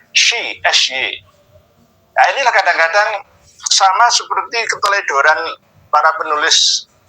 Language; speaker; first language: Indonesian; non-native, local second language; Javanese